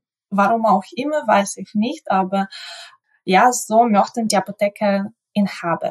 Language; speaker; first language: German; non-native, fluent; Ukrainian